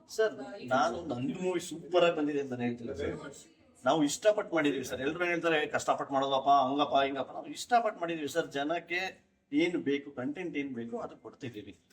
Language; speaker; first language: Kannada; native; Kannada